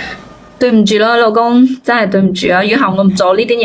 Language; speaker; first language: Cantonese; native; Cantonese